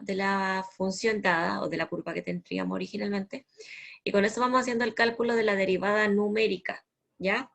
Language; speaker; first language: Spanish; native; Spanish